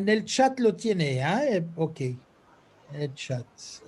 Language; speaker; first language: Spanish; non-native, fluent; French